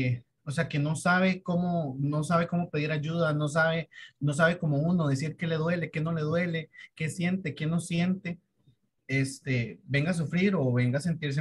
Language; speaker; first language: Spanish; native; Spanish